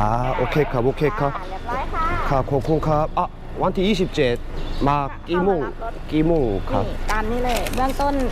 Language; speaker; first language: Thai; non-native, learner; Korean